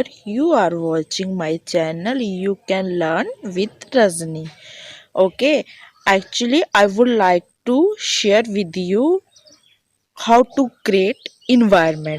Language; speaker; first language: English; non-native, learner; Hindi